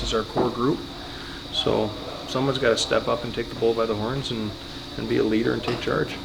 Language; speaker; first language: English; native; English